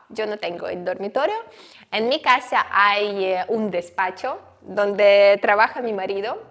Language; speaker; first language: Spanish; non-native, fluent; Ukrainian